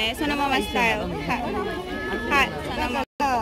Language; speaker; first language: Japanese; non-native, learner; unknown